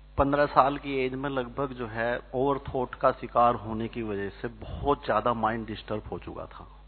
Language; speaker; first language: Hindi; native; Hindi